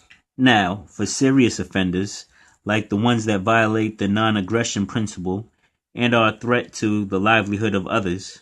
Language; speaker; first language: English; native; English